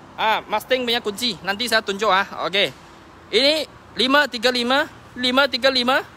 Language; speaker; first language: Malay; non-native, local second language; Chinese